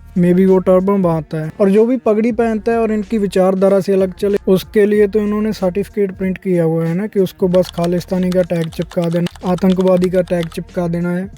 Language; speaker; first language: Hindi; non-native, local second language; Punjabi